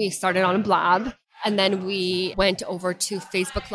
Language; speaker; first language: English; non-native, fluent; Russian